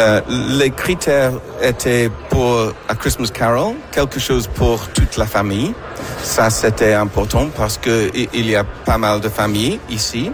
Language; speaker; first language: French; non-native, learner; English